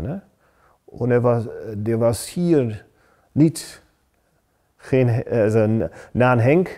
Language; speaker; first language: German; non-native, fluent; English